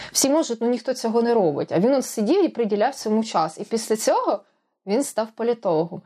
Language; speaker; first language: Ukrainian; native; Ukrainian